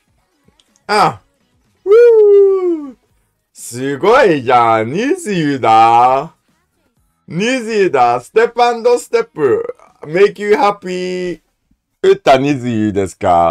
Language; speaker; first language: Japanese; non-native, learner; English